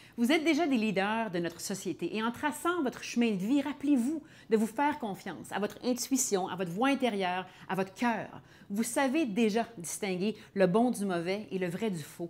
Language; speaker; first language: French; native; French